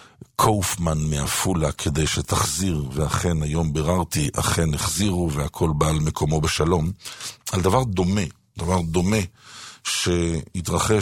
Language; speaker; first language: Hebrew; native; Hebrew